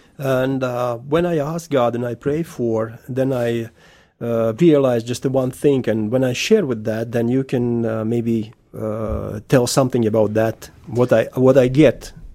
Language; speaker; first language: English; non-native, fluent; Latvian